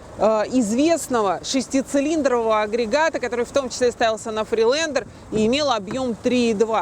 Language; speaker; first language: Russian; native; Russian